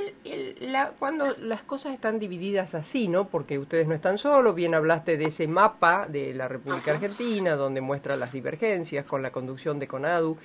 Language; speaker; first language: Spanish; native; Spanish